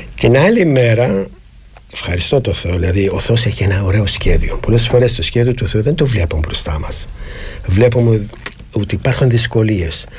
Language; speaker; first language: Greek; non-native, fluent; Arabic